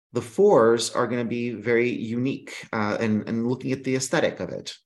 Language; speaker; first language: English; early bilingual, other home language; Greek